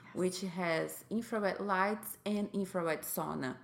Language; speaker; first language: English; non-native, fluent; Portuguese